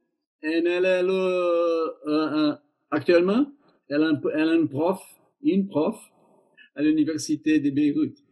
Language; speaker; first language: French; non-native, learner; Portuguese